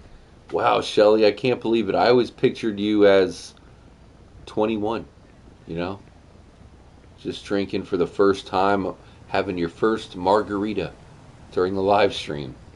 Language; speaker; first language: English; native; English